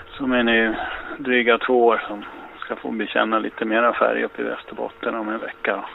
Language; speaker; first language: Swedish; native; Swedish